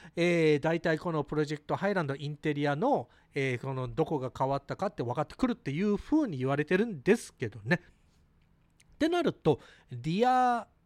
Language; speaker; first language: Japanese; early bilingual, heritage; Japanese